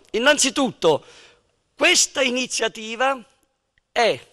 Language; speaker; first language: Italian; native; Italian